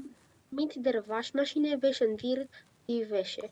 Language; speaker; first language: German; non-native, learner; Romanian